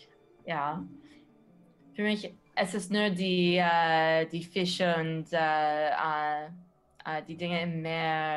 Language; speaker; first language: German; non-native, learner; English